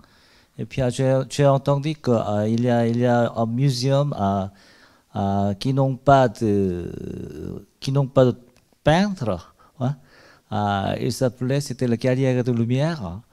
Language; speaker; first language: French; non-native, learner; Korean